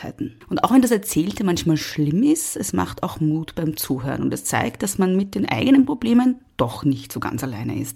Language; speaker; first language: German; native; German